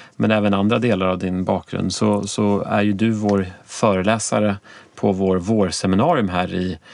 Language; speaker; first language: Swedish; native; Swedish